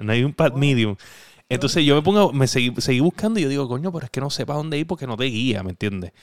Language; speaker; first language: Spanish; native; Spanish